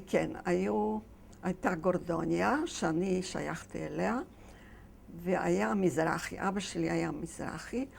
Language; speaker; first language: Hebrew; non-native, fluent; Yiddish